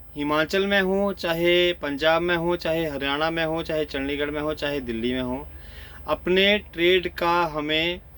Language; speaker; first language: Hindi; native; Hindi